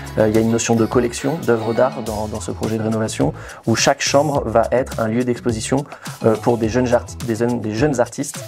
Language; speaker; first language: French; native; French